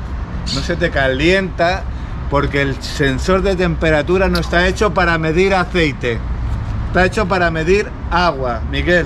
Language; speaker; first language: Spanish; native; Spanish